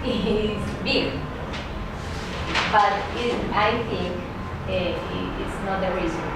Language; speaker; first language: English; non-native, learner; Spanish